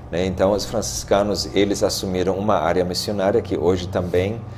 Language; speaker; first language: Portuguese; non-native, fluent; German